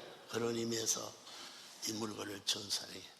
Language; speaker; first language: Korean; native; Korean